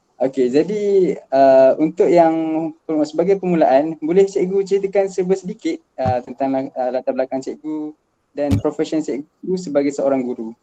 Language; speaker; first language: Malay; native; Malay